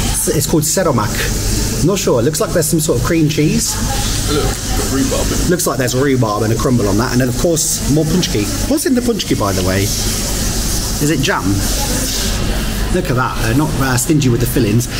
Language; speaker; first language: English; native; English